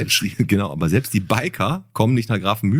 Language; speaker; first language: German; native; German